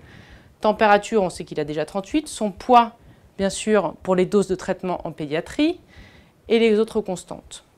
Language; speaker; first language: French; native; French